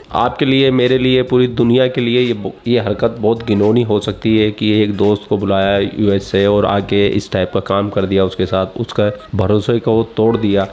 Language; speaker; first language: Hindi; native; Hindi